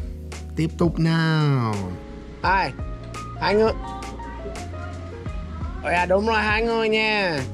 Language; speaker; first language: Vietnamese; non-native, fluent; English